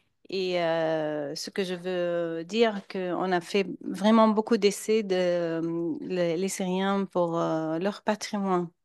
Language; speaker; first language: French; non-native, fluent; Arabic